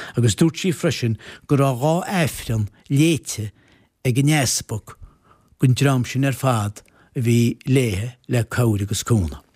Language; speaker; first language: Irish; native; Irish